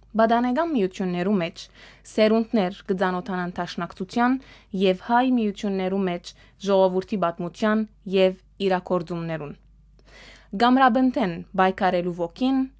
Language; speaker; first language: Armenian; early bilingual, heritage; Armenian